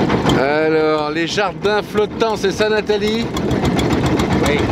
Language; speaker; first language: French; native; French